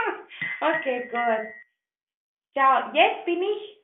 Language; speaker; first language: German; non-native, fluent; Greek